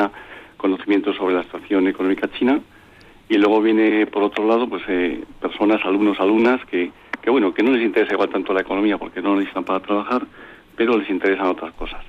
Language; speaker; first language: Spanish; native; Spanish